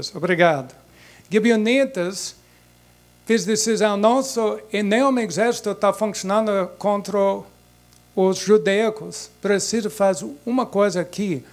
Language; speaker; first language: Portuguese; non-native, fluent; English